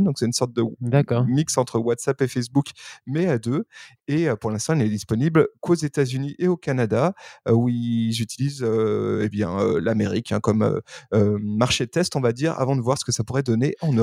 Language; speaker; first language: French; native; French